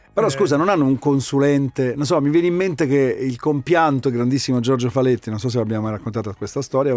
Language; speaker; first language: Italian; native; Italian